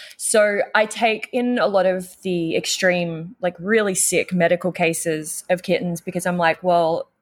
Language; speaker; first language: English; native; English